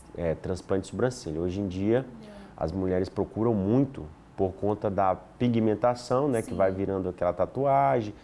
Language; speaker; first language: Portuguese; native; Portuguese